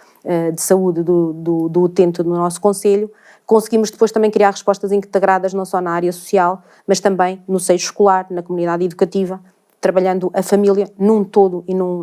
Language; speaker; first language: Portuguese; native; Portuguese